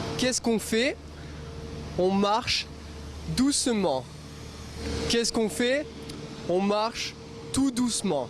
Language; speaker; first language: French; native; French